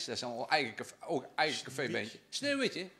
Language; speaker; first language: Dutch; native; Dutch